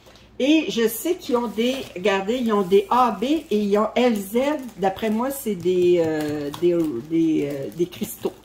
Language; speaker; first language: French; native; French